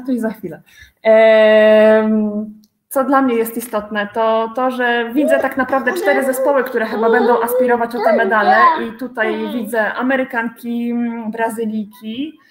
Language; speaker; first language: Polish; native; Polish